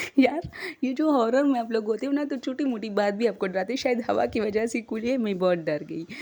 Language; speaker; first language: Urdu; non-native, local second language; Pashto